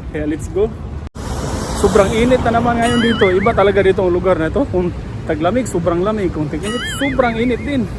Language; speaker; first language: Filipino; non-native, local second language; Cebuano